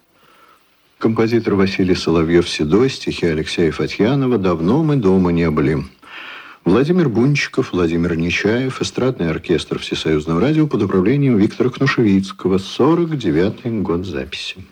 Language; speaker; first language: Russian; native; Russian